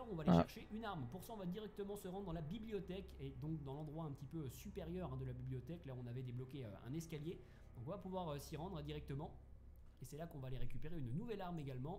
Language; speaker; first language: French; native; French